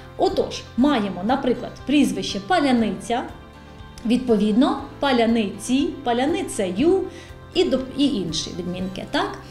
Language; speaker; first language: Ukrainian; native; Ukrainian